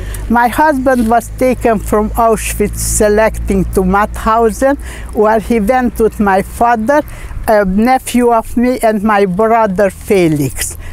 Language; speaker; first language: English; non-native, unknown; Hungarian